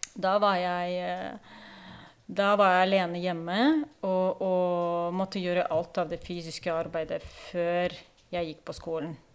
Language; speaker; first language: Norwegian; non-native, fluent; Ukrainian